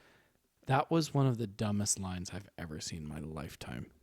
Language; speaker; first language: English; native; English